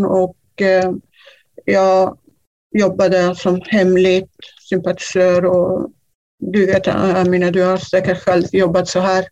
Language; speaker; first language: Swedish; non-native, fluent; Kurdish